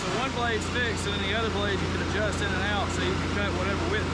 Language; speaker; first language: English; native; English